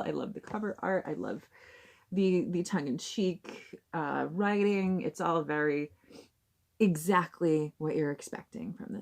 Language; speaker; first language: English; native; English